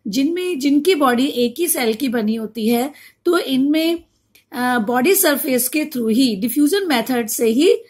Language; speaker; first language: Hindi; native; Hindi